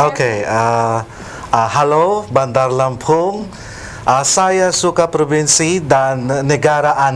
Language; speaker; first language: Indonesian; non-native, learner; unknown